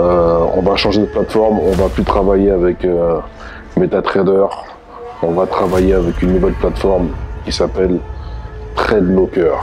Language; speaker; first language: French; native; French